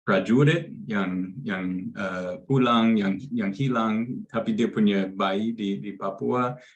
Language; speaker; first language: Indonesian; non-native, fluent; English